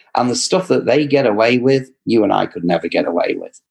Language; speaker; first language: English; native; English